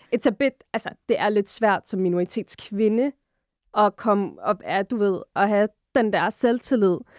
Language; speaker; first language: Danish; early bilingual, other home language; Arabic